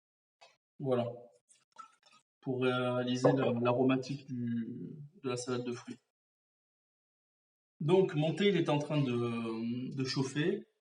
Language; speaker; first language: French; native; French